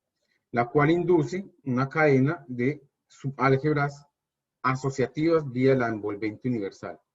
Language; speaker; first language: Spanish; native; Spanish